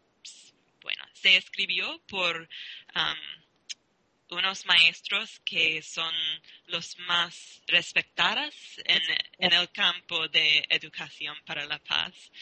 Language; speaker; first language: Spanish; non-native, learner; English